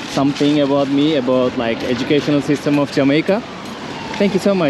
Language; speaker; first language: English; non-native, learner; Turkish